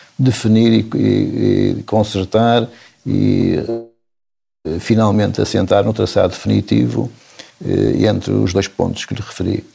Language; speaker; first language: Portuguese; native; Portuguese